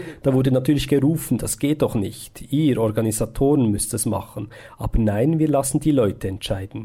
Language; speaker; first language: German; native; German